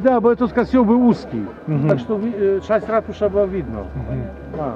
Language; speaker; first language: Russian; non-native, learner; Polish